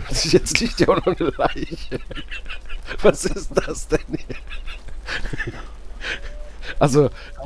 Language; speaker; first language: German; native; German